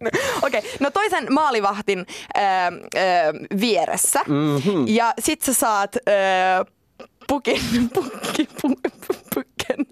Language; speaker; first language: Finnish; non-native, learner; Swedish